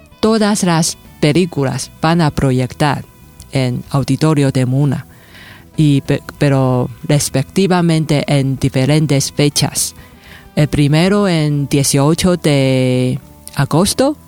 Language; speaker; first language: Spanish; non-native, fluent; Chinese